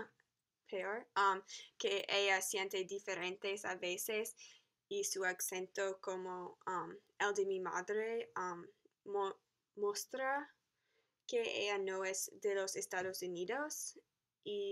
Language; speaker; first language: Spanish; non-native, learner; English